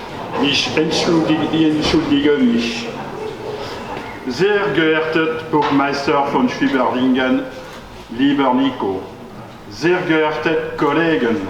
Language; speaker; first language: German; non-native, learner; French